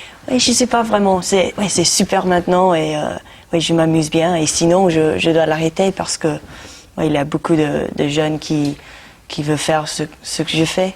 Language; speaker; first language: French; non-native, fluent; English